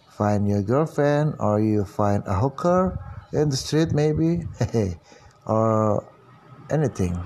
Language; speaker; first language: English; non-native, learner; Indonesian